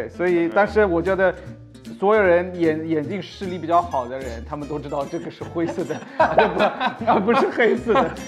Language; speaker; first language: Chinese; non-native, fluent; German